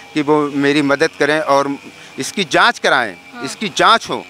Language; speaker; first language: Hindi; native; Hindi